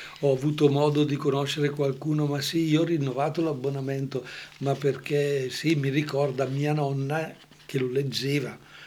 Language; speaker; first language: Italian; native; Italian